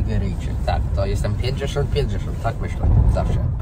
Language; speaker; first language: Polish; early bilingual, heritage; Polish